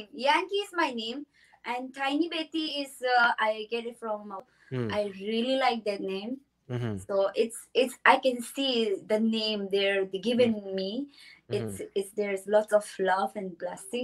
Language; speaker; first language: English; non-native, learner; Tibetan